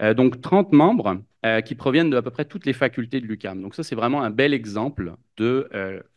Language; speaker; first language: French; native; French